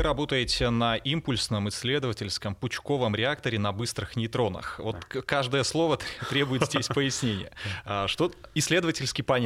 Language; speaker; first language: Russian; native; Russian